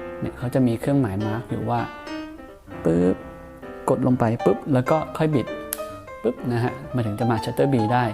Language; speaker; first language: Thai; native; Thai